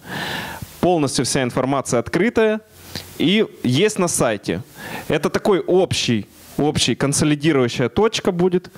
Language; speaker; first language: Russian; non-native, local second language; Ukrainian